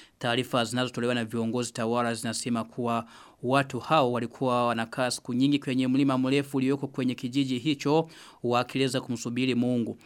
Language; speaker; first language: Swahili; non-native, local second language; Rundi